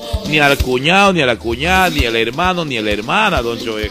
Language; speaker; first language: Spanish; native; Spanish